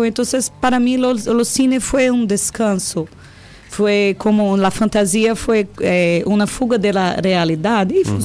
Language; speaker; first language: Spanish; non-native, learner; Portuguese